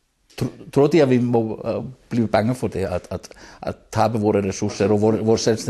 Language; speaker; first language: Danish; non-native, fluent; Icelandic